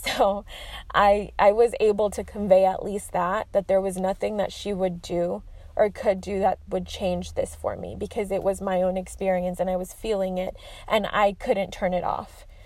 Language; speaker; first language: English; early bilingual, other home language; Spanish